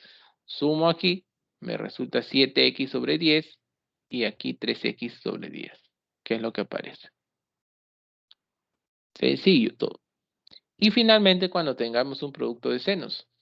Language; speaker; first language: Spanish; native; Spanish